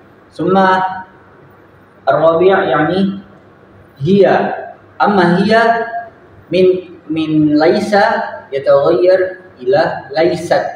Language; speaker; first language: Arabic; non-native, learner; Indonesian